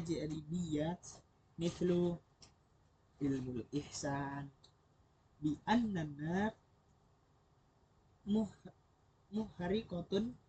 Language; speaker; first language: Arabic; non-native, learner; Indonesian